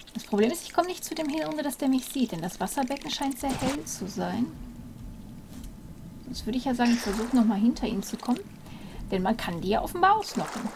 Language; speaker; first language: German; native; German